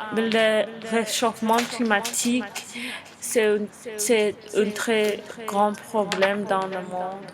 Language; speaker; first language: French; non-native, learner; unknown